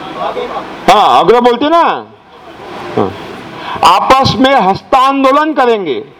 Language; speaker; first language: Hindi; non-native, local second language; Marathi